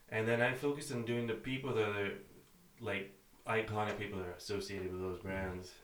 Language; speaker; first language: English; non-native, fluent; Greek